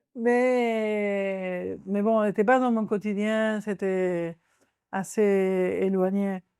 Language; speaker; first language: French; non-native, fluent; Spanish